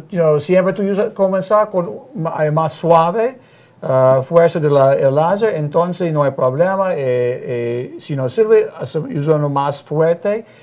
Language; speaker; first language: Spanish; non-native, learner; English